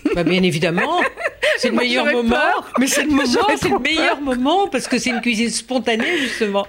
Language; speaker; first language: French; native; French